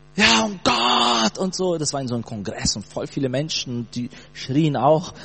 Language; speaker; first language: German; early bilingual, other home language; Portuguese